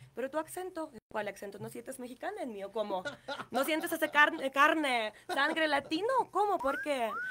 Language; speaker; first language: Spanish; non-native, learner; Ukrainian